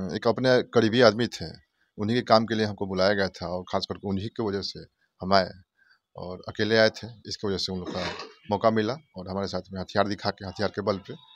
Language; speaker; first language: Hindi; native; Hindi